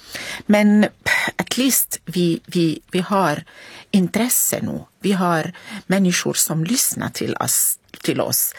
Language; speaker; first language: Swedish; non-native, learner; Arabic